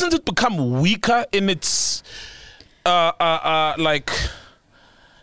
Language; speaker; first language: English; non-native, local second language; Zulu